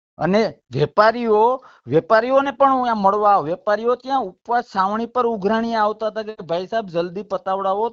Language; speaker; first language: Gujarati; native; Gujarati